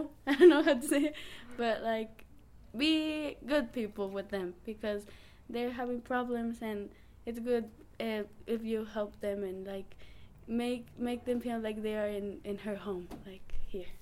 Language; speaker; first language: English; non-native, learner; Spanish